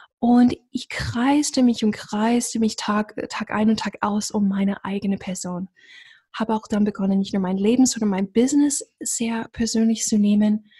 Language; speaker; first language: German; non-native, fluent; English